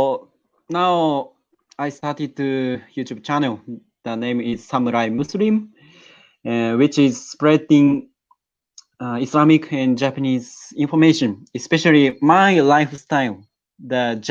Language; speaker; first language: English; non-native, learner; Japanese